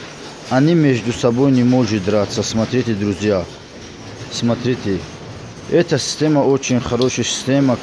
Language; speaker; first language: Russian; non-native, fluent; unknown